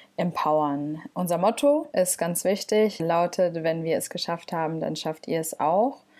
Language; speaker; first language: German; early bilingual, other home language; Turkish